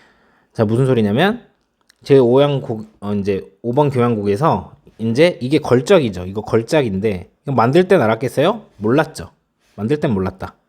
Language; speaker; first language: Korean; native; Korean